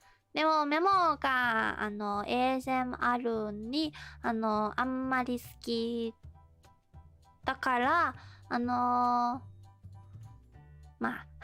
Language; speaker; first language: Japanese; non-native, learner; English